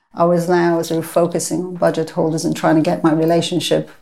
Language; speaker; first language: English; non-native, fluent; Persian